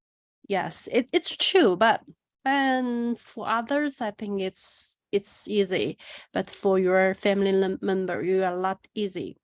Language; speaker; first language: English; non-native, learner; Chinese